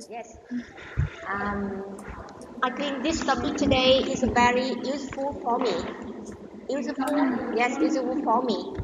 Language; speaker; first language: English; non-native, learner; Vietnamese